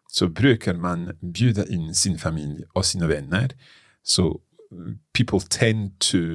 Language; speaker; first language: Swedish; non-native, learner; English